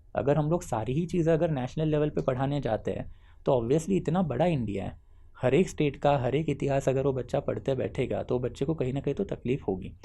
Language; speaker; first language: Hindi; non-native, local second language; Marathi